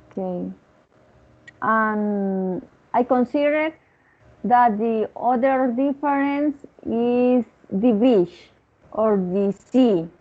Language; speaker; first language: English; non-native, learner; Spanish